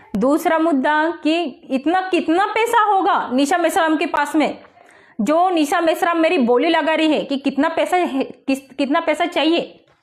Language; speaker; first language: Hindi; non-native, local second language; Marathi